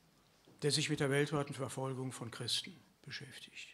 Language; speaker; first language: German; native; German